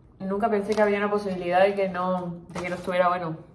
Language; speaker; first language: Spanish; early bilingual, heritage; Spanish